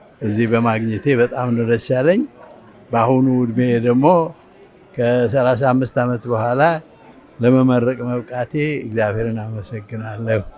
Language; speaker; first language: Amharic; non-native, local second language; Tigrinya